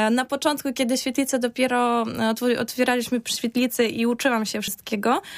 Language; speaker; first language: Polish; non-native, fluent; Ukrainian